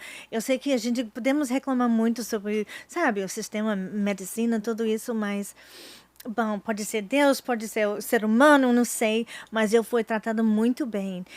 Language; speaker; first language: Portuguese; non-native, fluent; English